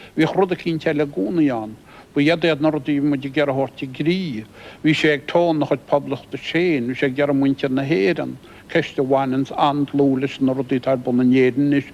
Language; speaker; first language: Irish; native; Irish